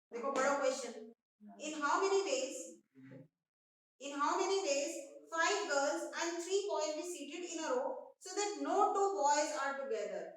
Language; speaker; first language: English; non-native, local second language; Hindi